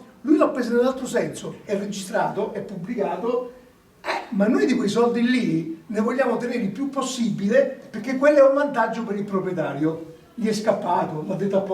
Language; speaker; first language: Italian; native; Italian